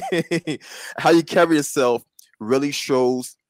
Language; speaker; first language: English; native; English